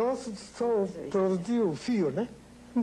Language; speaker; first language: Portuguese; non-native, fluent; Japanese